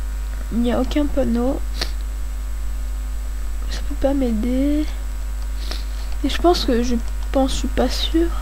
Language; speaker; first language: French; native; French